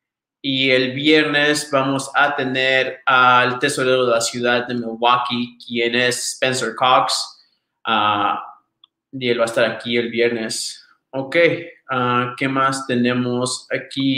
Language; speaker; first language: Spanish; early bilingual, other home language; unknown